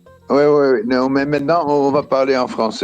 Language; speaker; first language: French; non-native, fluent; Dutch